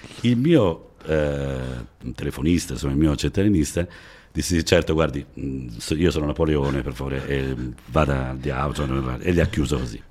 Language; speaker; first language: Italian; native; Italian